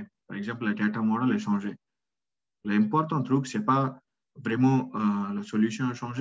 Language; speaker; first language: French; non-native, learner; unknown